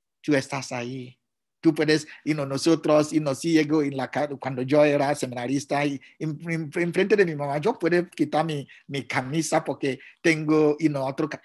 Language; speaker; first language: Spanish; non-native, fluent; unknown